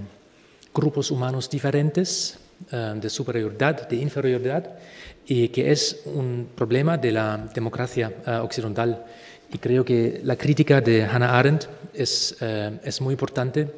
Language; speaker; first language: Spanish; non-native, fluent; German